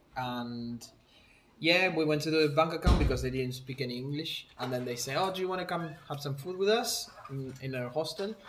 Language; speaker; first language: English; non-native, fluent; Spanish